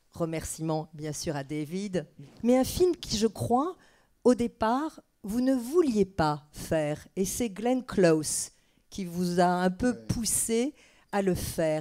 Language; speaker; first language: French; native; French